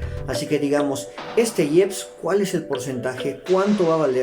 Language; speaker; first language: Spanish; native; Spanish